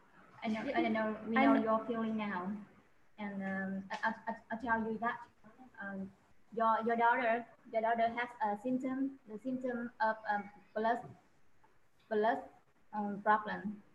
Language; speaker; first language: English; non-native, learner; Vietnamese